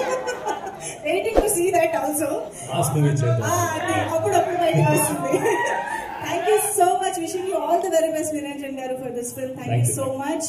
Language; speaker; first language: Telugu; native; Telugu